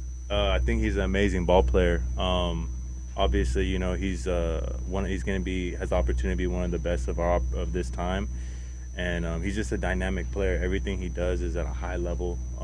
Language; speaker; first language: English; native; English